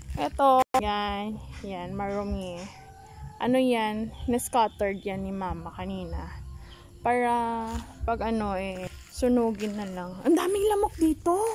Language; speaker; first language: Filipino; non-native, local second language; Hiligaynon